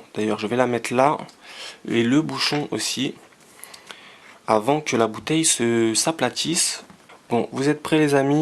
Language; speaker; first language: French; native; French